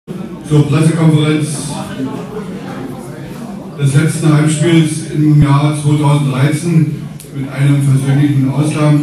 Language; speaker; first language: German; native; German